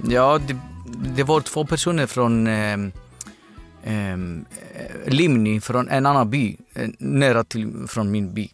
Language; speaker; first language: Swedish; non-native, learner; Greek